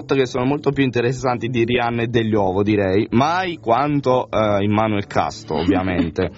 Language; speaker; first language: Italian; native; Italian